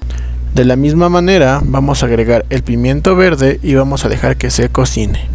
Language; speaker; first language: Spanish; native; Spanish